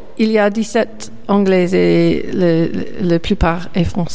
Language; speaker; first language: French; non-native, learner; English